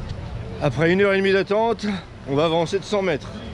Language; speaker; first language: French; native; French